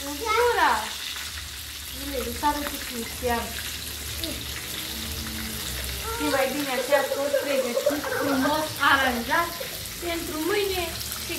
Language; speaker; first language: Romanian; native; Romanian